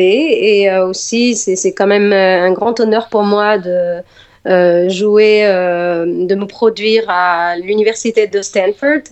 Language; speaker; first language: French; non-native, local second language; Arabic